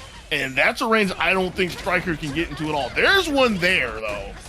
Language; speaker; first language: English; native; English